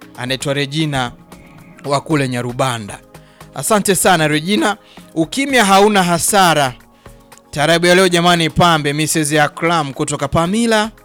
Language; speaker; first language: Swahili; native; Swahili